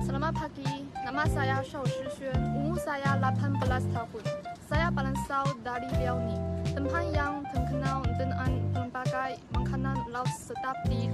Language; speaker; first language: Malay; non-native, learner; Chinese